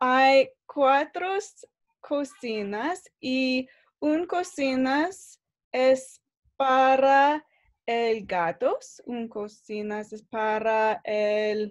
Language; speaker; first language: Spanish; non-native, learner; English